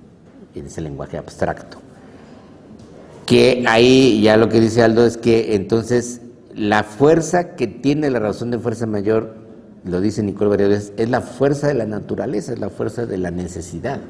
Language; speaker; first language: Spanish; native; Spanish